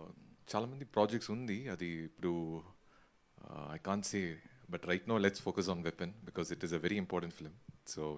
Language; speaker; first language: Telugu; non-native, learner; Tamil